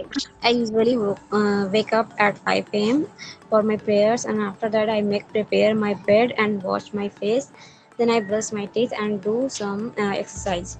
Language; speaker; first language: English; non-native, learner; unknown